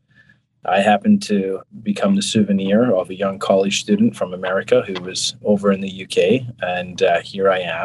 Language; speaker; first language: English; native; English